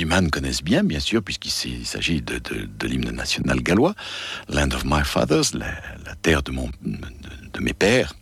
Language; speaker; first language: French; native; French